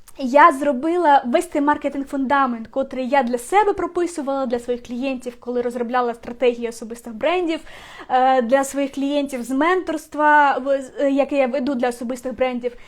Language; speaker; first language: Ukrainian; non-native, local second language; Russian